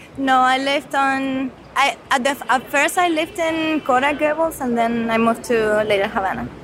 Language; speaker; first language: English; non-native, fluent; Spanish